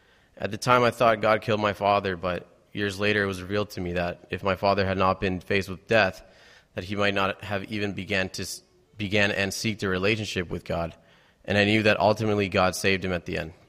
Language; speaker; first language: English; native; English